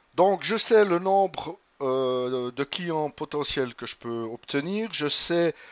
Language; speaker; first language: French; native; French